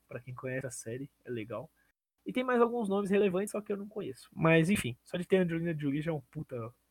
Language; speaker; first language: Portuguese; native; Portuguese